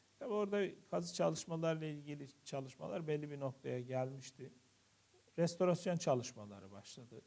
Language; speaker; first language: Turkish; native; Turkish